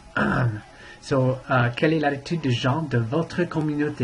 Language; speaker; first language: French; non-native, fluent; English